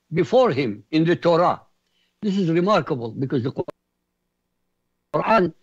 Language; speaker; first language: English; non-native, fluent; Arabic